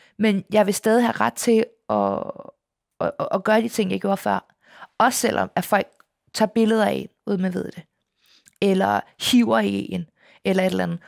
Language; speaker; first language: Danish; native; Danish